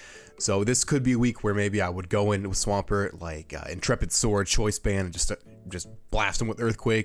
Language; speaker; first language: English; native; English